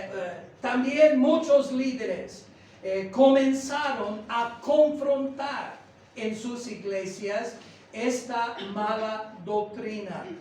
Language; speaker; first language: Spanish; non-native, fluent; English